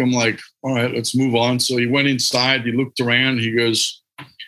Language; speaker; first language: English; non-native, fluent; Hungarian